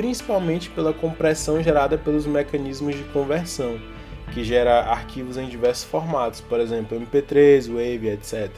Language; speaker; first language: Portuguese; native; Portuguese